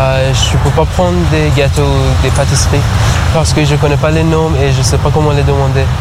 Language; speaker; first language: French; non-native, learner; Persian